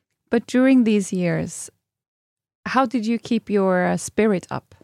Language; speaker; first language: English; non-native, fluent; Norwegian